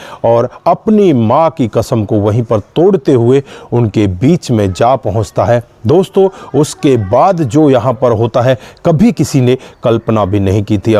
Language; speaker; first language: Hindi; native; Hindi